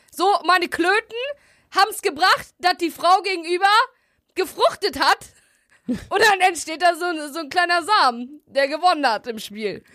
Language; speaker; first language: German; native; German